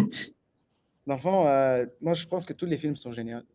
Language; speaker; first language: French; native; French